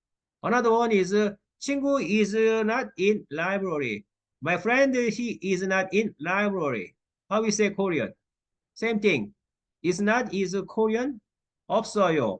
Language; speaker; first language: English; non-native, learner; Korean